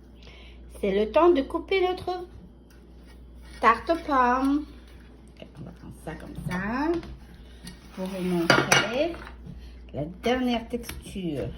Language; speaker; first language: French; non-native, fluent; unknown